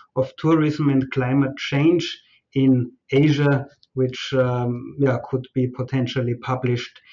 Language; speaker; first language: English; non-native, fluent; German